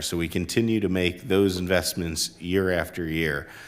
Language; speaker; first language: English; native; English